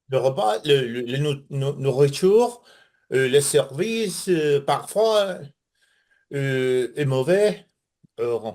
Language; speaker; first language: French; non-native, learner; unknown